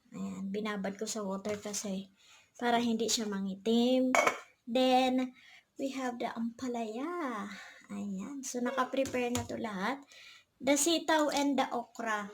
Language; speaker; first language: Filipino; non-native, local second language; Bikol